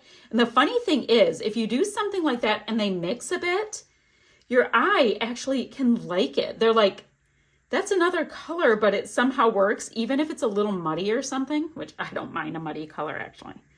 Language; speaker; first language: English; native; English